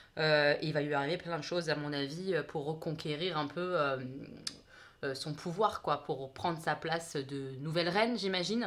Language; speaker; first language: French; native; French